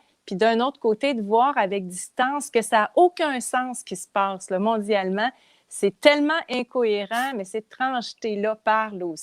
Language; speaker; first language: French; native; French